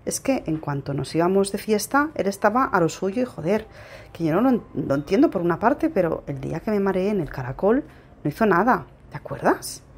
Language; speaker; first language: Spanish; non-native, local second language; Catalan